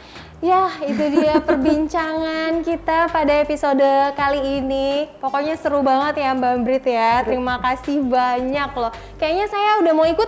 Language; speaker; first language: Indonesian; native; Indonesian